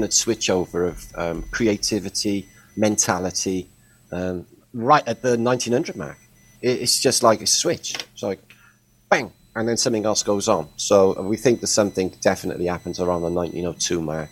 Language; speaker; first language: English; native; English